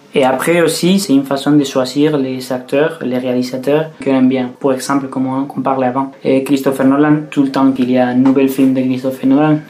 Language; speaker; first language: French; non-native, fluent; Spanish